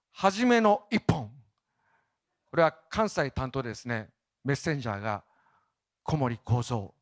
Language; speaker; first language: Japanese; native; Japanese